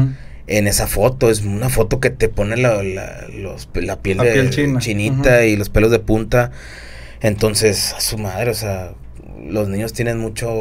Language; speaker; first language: Spanish; native; Spanish